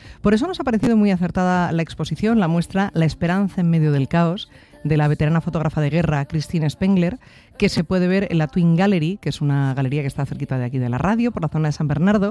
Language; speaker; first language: Spanish; native; Spanish